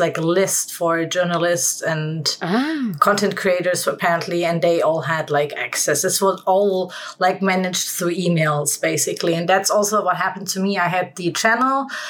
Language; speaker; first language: English; non-native, fluent; German